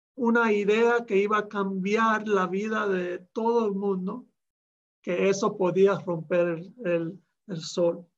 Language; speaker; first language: Spanish; early bilingual, heritage; Spanish